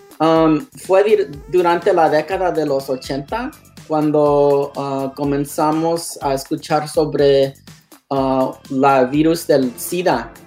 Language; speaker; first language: Spanish; non-native, learner; English